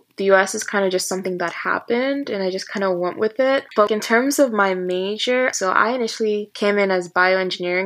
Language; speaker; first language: English; native; English